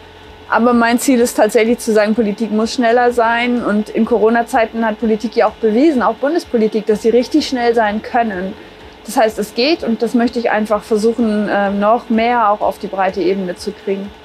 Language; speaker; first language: German; native; German